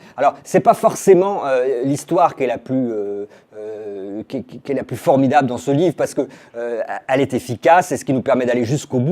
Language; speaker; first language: French; native; French